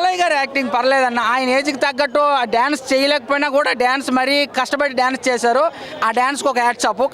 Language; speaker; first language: Telugu; native; Telugu